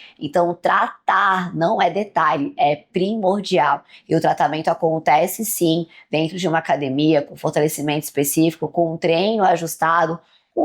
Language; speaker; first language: Portuguese; native; Portuguese